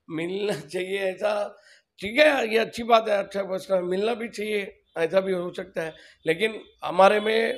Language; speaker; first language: Hindi; non-native, local second language; Telugu